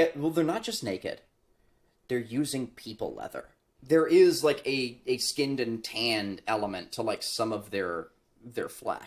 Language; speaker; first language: English; native; English